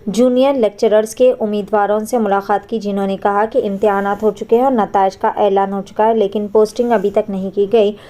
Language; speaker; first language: Urdu; native; Urdu